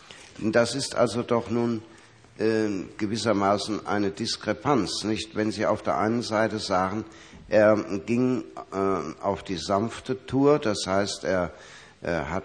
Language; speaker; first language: German; native; German